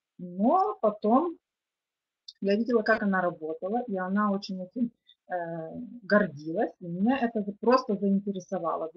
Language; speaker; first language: Russian; non-native, local second language; Ukrainian